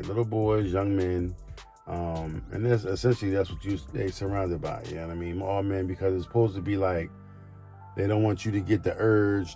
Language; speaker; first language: English; native; English